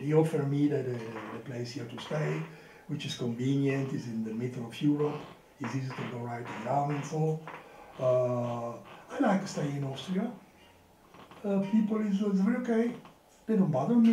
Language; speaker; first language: English; non-native, fluent; Italian